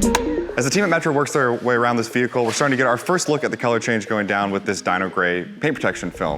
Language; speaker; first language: English; native; English